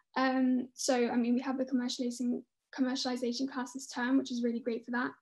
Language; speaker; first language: English; native; English